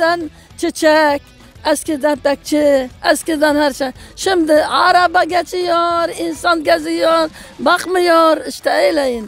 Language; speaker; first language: Turkish; non-native, local second language; Arabic